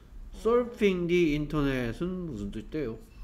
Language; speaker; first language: Korean; native; Korean